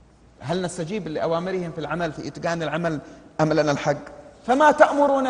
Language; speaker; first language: Arabic; native; Arabic